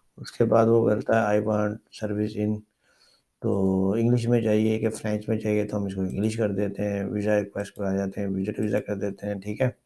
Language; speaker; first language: Urdu; non-native, local second language; Saraiki